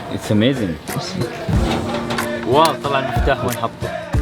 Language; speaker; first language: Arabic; native; Arabic